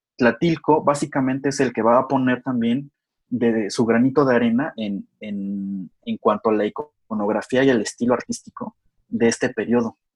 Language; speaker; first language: Spanish; native; Spanish